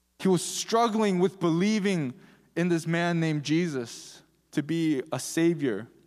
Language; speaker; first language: English; early bilingual, other home language; Korean